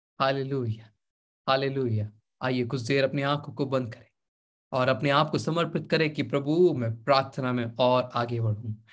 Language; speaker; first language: Hindi; native; Hindi